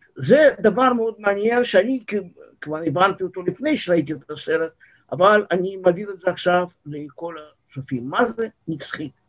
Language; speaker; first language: Hebrew; non-native, fluent; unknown